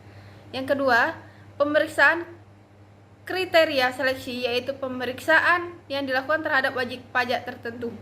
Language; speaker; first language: Indonesian; native; Indonesian